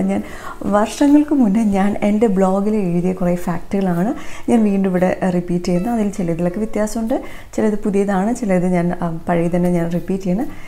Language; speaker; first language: Malayalam; early bilingual, heritage; Malayalam